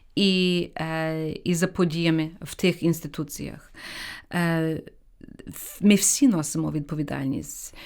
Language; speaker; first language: Ukrainian; early bilingual, heritage; Ukrainian